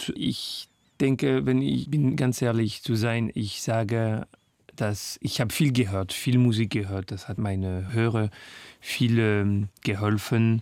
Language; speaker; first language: German; non-native, learner; French